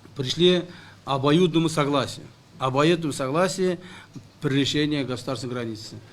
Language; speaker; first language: Russian; non-native, local second language; Kyrgyz